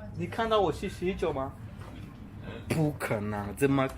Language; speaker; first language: Chinese; non-native, learner; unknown